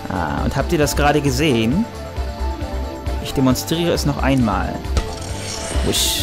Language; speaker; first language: German; native; German